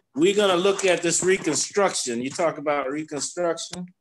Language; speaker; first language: English; native; English